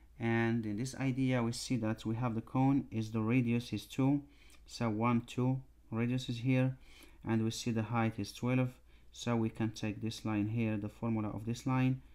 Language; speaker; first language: English; non-native, fluent; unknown